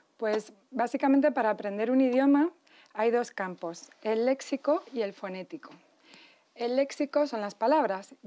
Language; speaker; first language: Spanish; native; Spanish